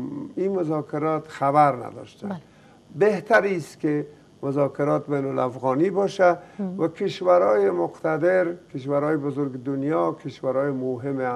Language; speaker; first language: Persian; native; Persian